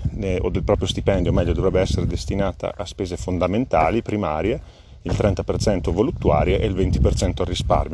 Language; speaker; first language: Italian; native; Italian